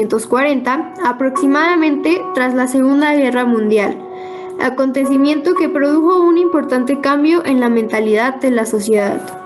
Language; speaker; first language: Spanish; native; Spanish